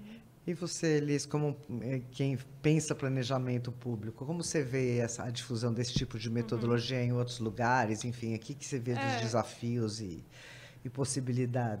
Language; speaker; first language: Portuguese; native; Portuguese